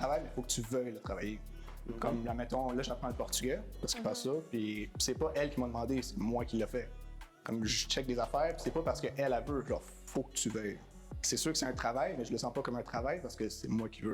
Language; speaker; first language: French; native; French